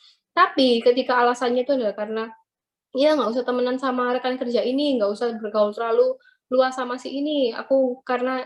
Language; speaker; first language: Indonesian; native; Indonesian